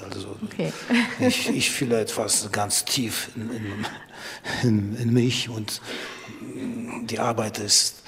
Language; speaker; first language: German; non-native, learner; Polish